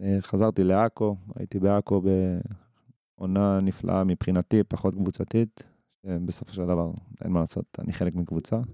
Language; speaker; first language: Hebrew; early bilingual, other home language; English